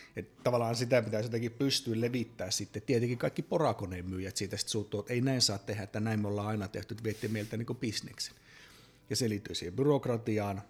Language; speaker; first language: Finnish; native; Finnish